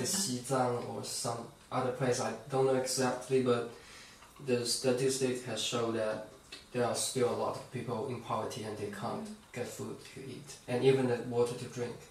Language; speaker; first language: English; non-native, fluent; Chinese